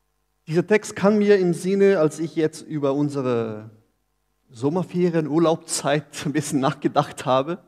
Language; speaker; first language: German; non-native, fluent; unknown